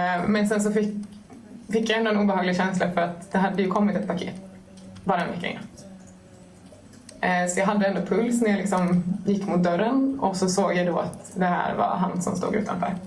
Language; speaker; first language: Swedish; native; Swedish